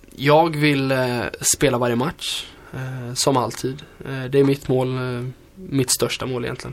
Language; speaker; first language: Swedish; native; Swedish